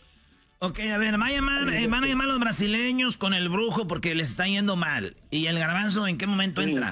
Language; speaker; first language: Spanish; native; Spanish